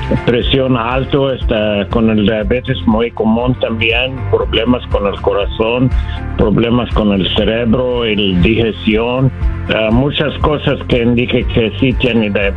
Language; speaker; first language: Spanish; non-native, learner; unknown